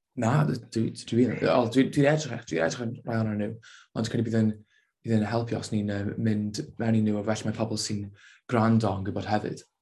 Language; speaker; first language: Welsh; non-native, local second language; English